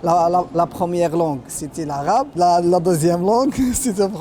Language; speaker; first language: French; non-native, local second language; Arabic